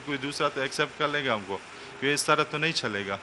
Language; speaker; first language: Hindi; non-native, fluent; Persian